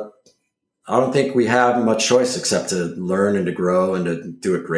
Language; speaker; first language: English; native; English